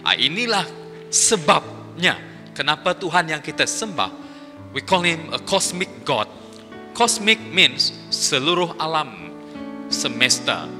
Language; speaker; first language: Malay; non-native, local second language; Iban